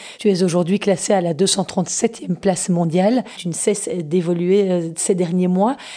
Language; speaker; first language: French; native; French